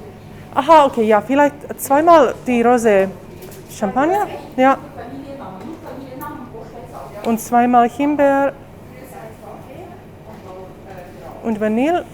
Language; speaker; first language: German; non-native, learner; Finnish